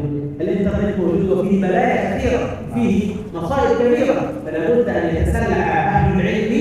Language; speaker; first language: Arabic; native; Arabic